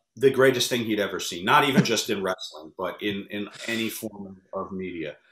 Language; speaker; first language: English; native; English